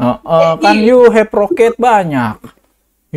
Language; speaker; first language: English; non-native, learner; Indonesian